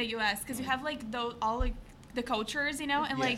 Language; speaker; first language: English; non-native, fluent; Portuguese